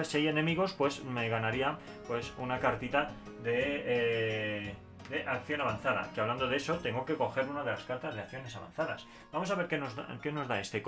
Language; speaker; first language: Spanish; native; Spanish